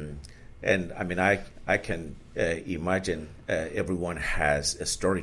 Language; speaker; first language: English; non-native, local second language; Southern Sotho